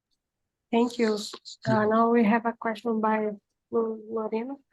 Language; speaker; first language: English; non-native, fluent; Portuguese